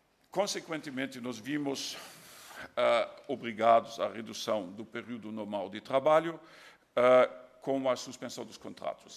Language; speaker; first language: Portuguese; non-native, fluent; German